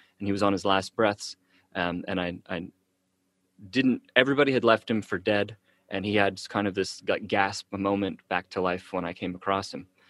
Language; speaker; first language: English; native; English